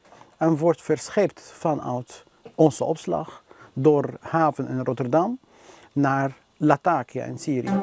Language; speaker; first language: Dutch; non-native, learner; Arabic